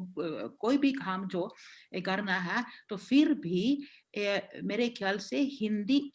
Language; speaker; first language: Hindi; non-native, fluent; Finnish